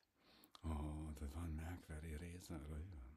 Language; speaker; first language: Swedish; non-native, fluent; German